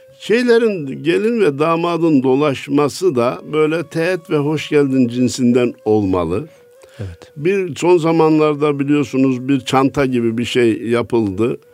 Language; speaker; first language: Turkish; native; Turkish